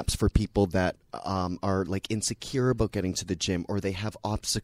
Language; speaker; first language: English; native; English